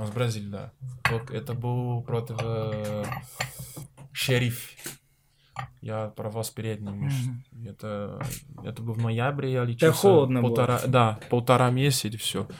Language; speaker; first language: Russian; non-native, learner; Portuguese